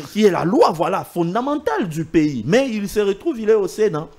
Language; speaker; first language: French; non-native, local second language; Swahili